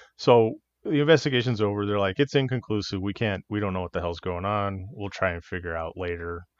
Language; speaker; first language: English; native; English